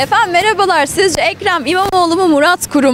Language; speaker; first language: Turkish; native; Turkish